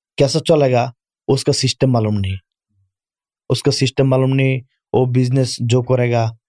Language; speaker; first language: Urdu; non-native, learner; Bangla